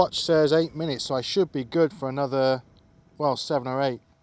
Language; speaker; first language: English; native; English